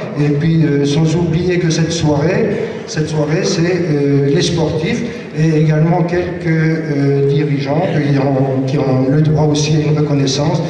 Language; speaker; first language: French; native; French